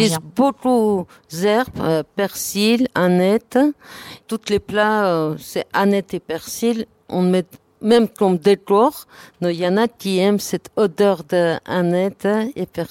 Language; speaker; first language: French; non-native, learner; Armenian